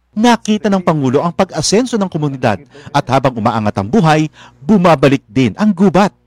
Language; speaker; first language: Filipino; native; Filipino